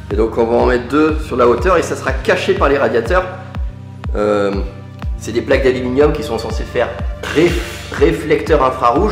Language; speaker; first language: French; native; French